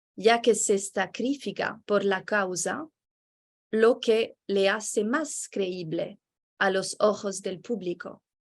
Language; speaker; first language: Spanish; non-native, fluent; French